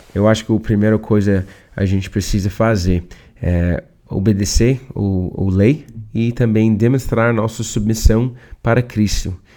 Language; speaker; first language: Portuguese; non-native, learner; English